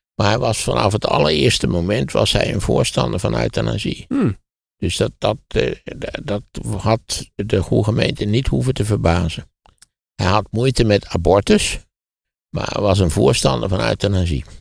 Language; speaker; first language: Dutch; native; Dutch